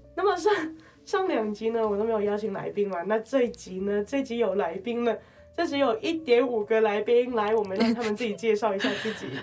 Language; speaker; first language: Chinese; non-native, local second language; Cantonese